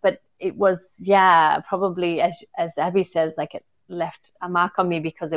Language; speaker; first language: English; native; English